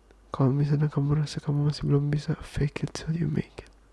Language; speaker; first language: Indonesian; early bilingual, heritage; Indonesian